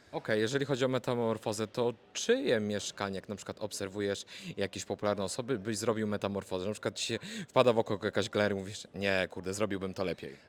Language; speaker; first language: Polish; native; Polish